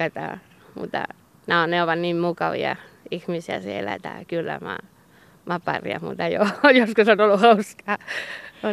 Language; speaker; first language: Finnish; non-native, learner; Basque